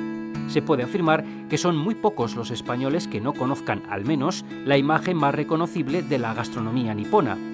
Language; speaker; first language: Spanish; native; Spanish